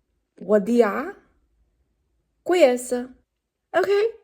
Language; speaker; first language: Arabic; non-native, learner; English